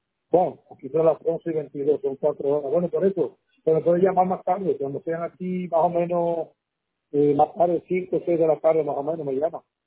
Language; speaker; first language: Spanish; native; Spanish